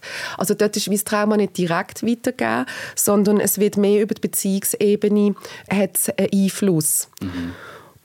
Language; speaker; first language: German; native; German